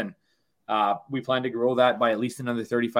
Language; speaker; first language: English; native; English